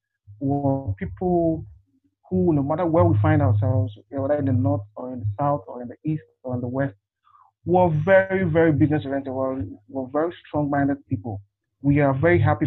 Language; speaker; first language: English; non-native, local second language; Igbo